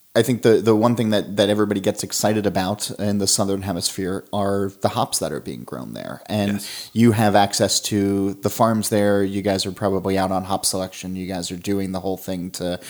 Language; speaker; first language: English; native; English